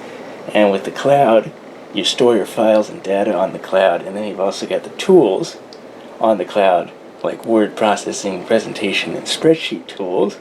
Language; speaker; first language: English; native; English